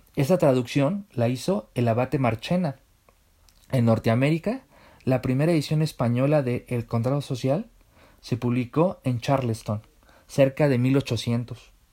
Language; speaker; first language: Spanish; native; Spanish